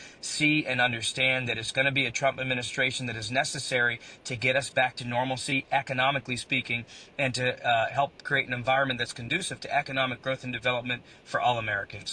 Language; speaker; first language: English; native; English